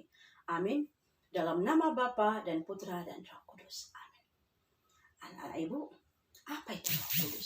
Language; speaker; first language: Indonesian; native; Indonesian